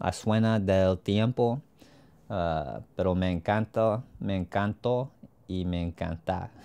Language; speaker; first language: Spanish; non-native, learner; English